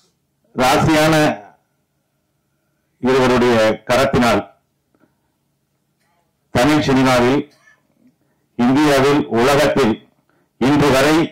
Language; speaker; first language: Tamil; native; Tamil